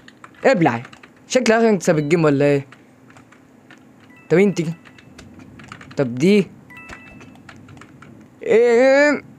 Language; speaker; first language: Arabic; native; Arabic